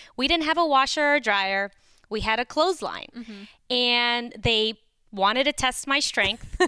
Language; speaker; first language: English; early bilingual, other home language; Romanian